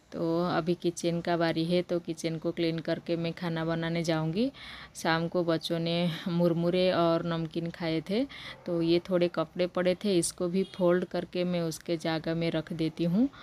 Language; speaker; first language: Hindi; non-native, local second language; Odia